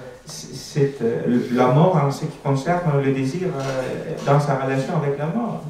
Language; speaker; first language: French; non-native, fluent; Greek